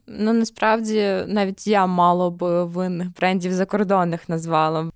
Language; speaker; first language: Ukrainian; native; Ukrainian